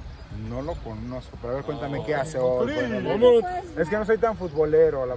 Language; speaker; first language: Spanish; native; Spanish